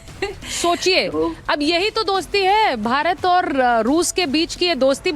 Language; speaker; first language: Hindi; native; Hindi